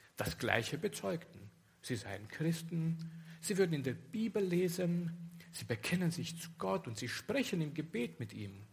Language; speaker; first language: German; non-native, fluent; Romanian